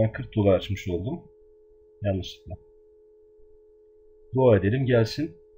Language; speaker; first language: Turkish; native; Turkish